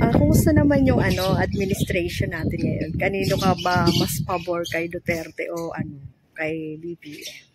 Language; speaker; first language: Filipino; native; Filipino